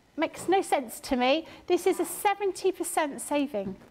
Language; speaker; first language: English; native; English